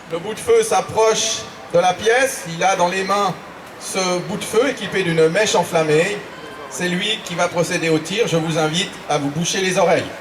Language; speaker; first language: French; native; French